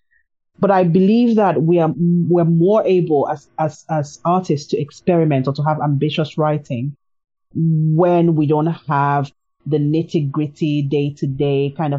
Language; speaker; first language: English; non-native, local second language; Igbo